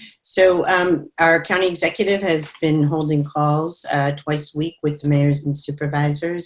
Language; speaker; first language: English; native; English